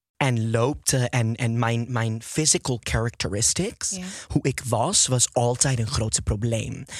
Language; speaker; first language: Dutch; non-native, fluent; English